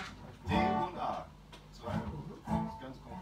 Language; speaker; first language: German; non-native, learner; English